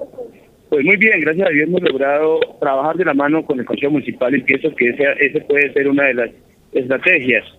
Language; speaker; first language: Spanish; native; Spanish